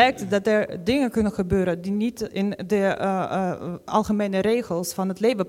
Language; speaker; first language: Dutch; non-native, fluent; Ukrainian